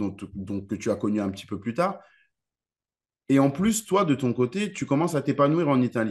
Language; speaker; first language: French; native; French